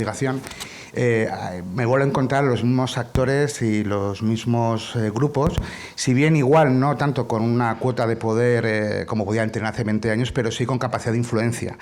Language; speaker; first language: Spanish; native; Spanish